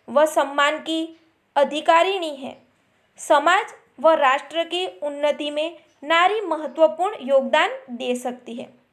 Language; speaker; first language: Hindi; non-native, local second language; Gujarati